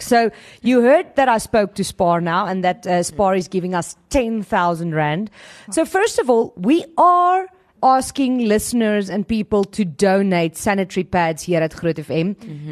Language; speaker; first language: English; non-native, local second language; Afrikaans